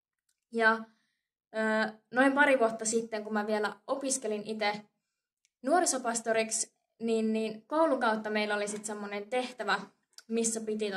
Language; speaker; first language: Finnish; native; Finnish